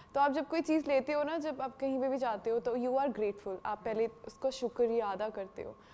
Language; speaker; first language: Hindi; non-native, local second language; Punjabi